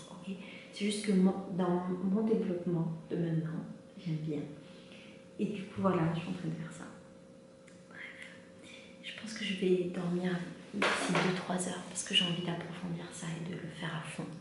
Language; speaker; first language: French; native; French